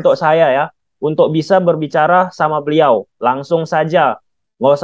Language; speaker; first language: Indonesian; native; Indonesian